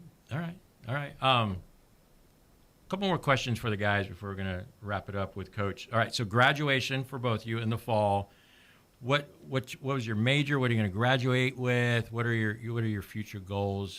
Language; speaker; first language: English; native; English